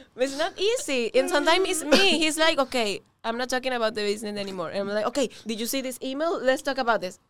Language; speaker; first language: English; non-native, learner; Spanish